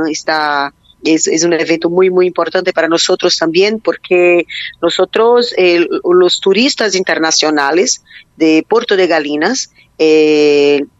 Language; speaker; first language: Spanish; non-native, learner; Portuguese